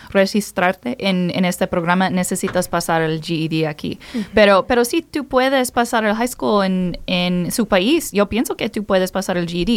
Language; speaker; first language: Spanish; non-native, learner; English